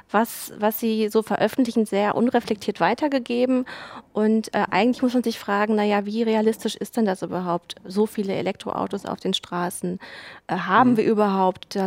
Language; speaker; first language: German; native; German